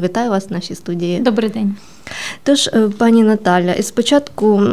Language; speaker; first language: Ukrainian; native; Ukrainian